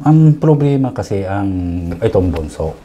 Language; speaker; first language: Filipino; non-native, learner; Japanese